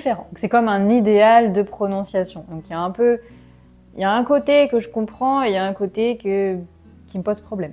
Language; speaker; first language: French; native; French